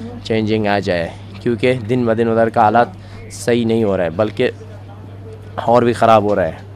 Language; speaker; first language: Hindi; non-native, fluent; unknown